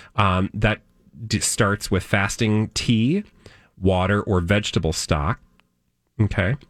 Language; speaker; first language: English; native; English